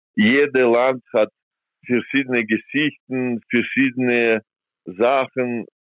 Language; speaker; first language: German; non-native, fluent; Ukrainian